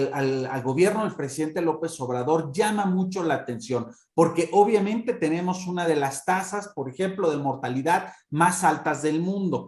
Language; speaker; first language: Spanish; native; Spanish